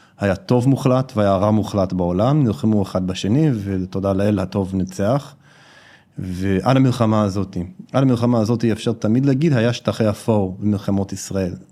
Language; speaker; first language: Hebrew; non-native, fluent; English